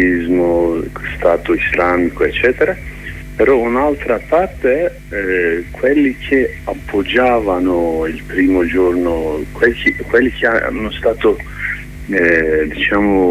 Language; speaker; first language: Italian; non-native, learner; Kurdish